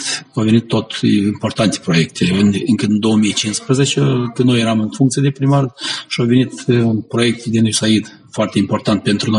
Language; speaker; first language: Romanian; non-native, local second language; Gagauz